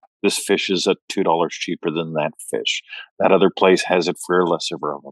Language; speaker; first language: English; native; English